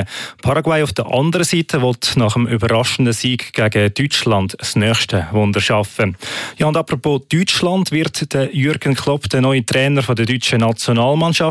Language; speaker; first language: German; native; German